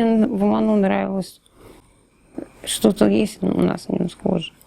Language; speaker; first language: Russian; native; Russian